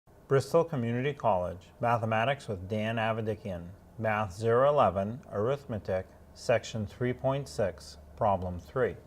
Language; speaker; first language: English; native; English